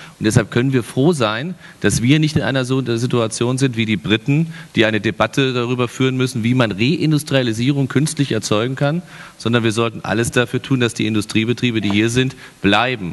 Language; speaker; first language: German; native; German